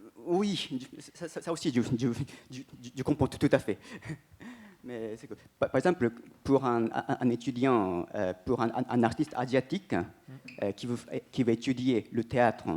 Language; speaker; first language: French; non-native, fluent; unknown